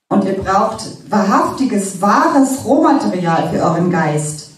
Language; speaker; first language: German; native; German